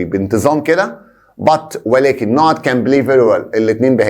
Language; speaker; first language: Arabic; native; Arabic